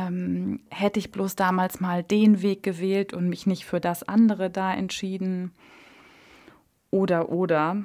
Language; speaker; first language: German; native; German